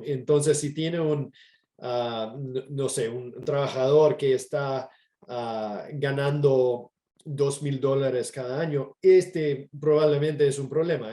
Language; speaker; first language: Spanish; non-native, fluent; English